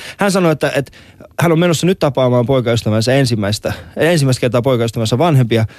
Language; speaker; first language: Finnish; early bilingual, other home language; Persian